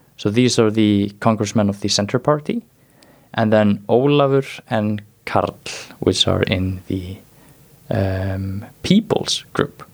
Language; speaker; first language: English; non-native, fluent; Icelandic